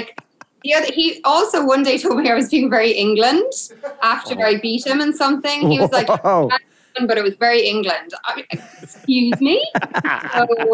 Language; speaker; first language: English; native; English